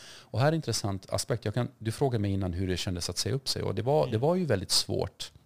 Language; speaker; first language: Swedish; early bilingual, other home language; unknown